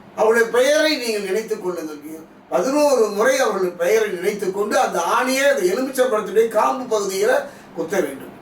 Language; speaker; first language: Tamil; native; Tamil